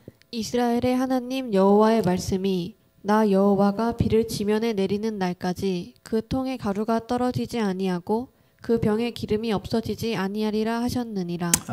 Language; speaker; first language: Korean; native; Korean